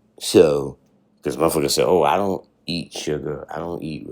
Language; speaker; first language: English; native; English